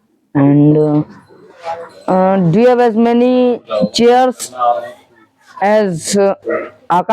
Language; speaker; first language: English; non-native, learner; Hindi